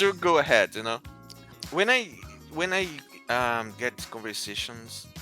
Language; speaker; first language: English; non-native, learner; Portuguese